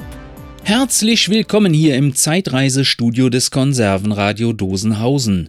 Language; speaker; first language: German; native; German